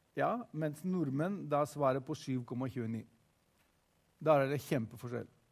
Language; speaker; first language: Norwegian; non-native, fluent; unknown